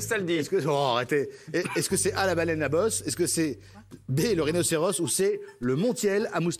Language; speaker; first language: French; native; French